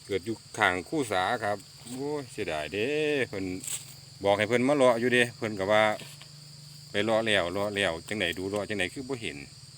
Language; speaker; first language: Thai; native; Thai